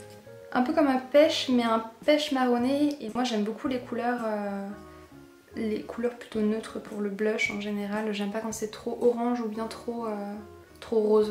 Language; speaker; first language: French; native; French